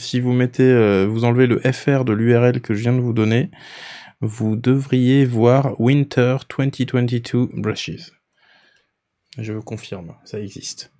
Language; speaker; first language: French; native; French